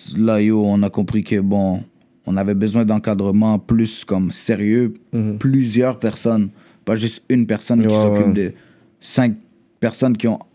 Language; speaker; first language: French; native; French